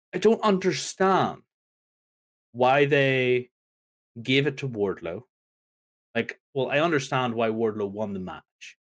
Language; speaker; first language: English; native; English